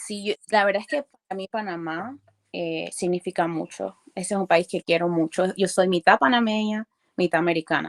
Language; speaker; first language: Spanish; early bilingual, other home language; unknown